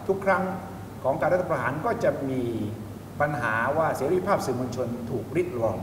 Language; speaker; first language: Thai; native; Thai